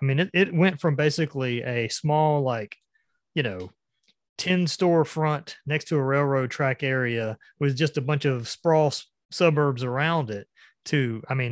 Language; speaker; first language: English; native; English